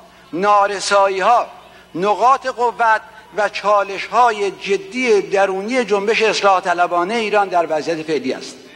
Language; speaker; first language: Persian; native; Persian